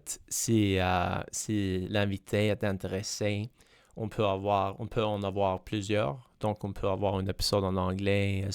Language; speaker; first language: French; non-native, fluent; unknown